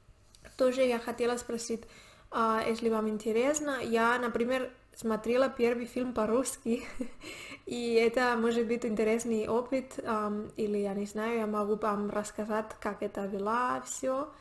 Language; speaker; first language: Russian; non-native, learner; Spanish